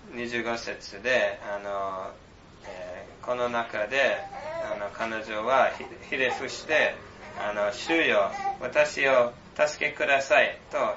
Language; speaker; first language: Japanese; non-native, fluent; English